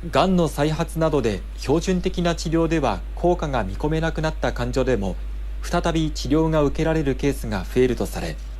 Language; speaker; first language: Japanese; native; Japanese